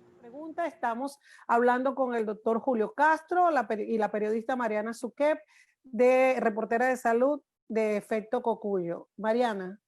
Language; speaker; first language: Spanish; native; Spanish